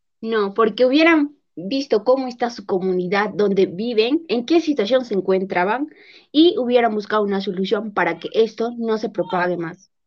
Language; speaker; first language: Spanish; native; Spanish